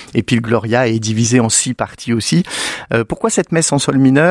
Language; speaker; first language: French; native; French